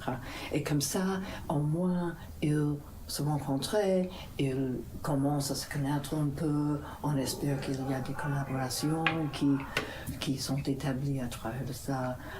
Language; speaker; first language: French; non-native, fluent; English